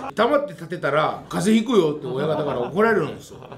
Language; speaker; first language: Japanese; non-native, fluent; Georgian